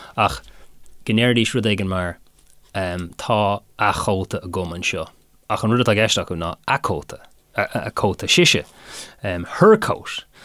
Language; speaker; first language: Irish; non-native, local second language; English